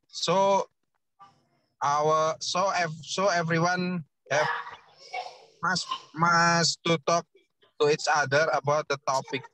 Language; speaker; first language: English; non-native, learner; Indonesian